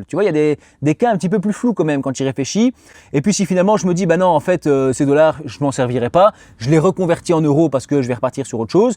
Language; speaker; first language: French; native; French